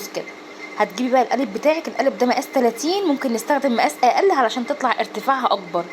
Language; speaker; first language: Arabic; native; Arabic